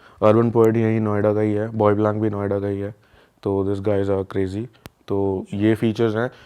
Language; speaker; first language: Hindi; non-native, fluent; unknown